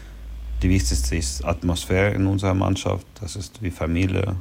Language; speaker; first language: German; non-native, learner; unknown